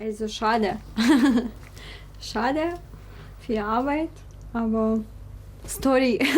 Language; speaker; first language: German; non-native, fluent; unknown